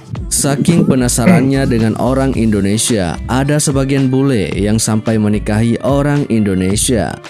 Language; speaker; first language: Indonesian; native; Indonesian